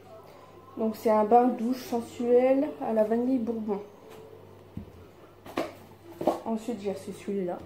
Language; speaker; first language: French; native; French